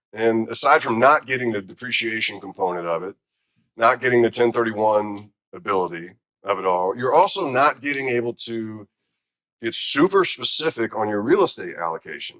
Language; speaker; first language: English; native; English